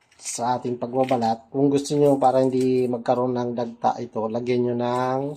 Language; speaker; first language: Filipino; non-native, local second language; Bikol